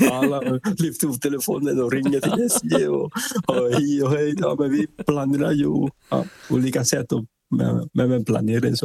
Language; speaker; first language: Swedish; non-native, fluent; Vietnamese